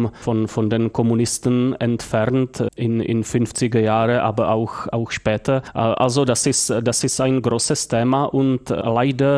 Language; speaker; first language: German; non-native, fluent; Czech